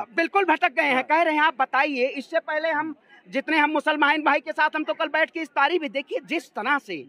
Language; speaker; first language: Hindi; native; Hindi